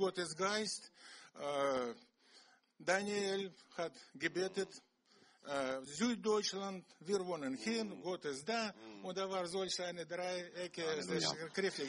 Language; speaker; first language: German; non-native, learner; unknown